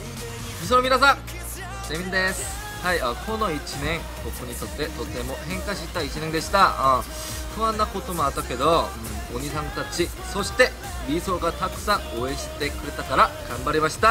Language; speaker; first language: Japanese; non-native, learner; Korean